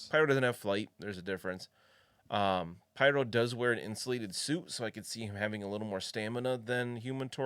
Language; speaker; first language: English; native; English